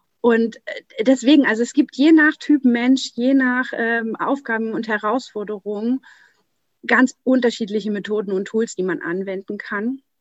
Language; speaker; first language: German; native; German